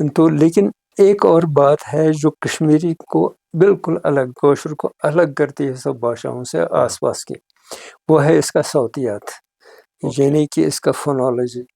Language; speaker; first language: Urdu; non-native, local second language; Kashmiri